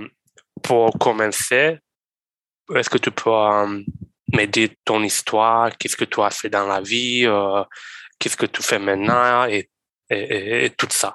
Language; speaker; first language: French; non-native, learner; Romanian